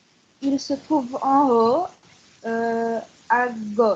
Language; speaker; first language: French; non-native, learner; Arabic